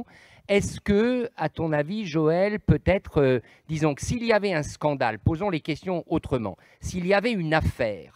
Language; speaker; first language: French; native; French